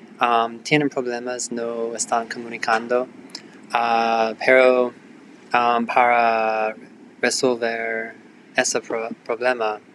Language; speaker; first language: Spanish; non-native, learner; English